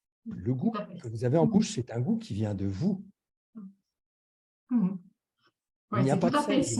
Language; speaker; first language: French; native; French